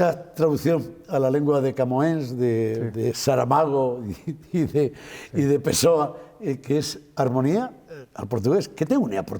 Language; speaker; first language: Spanish; native; Spanish